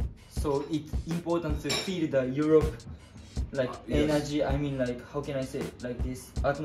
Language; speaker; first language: English; non-native, learner; Japanese